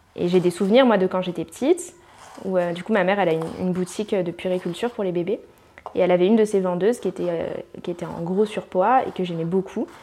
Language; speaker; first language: French; native; French